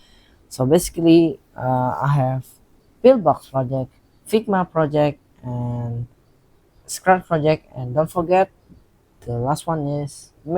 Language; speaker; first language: English; non-native, learner; Indonesian